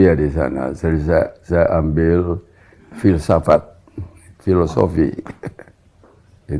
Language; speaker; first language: Indonesian; non-native, local second language; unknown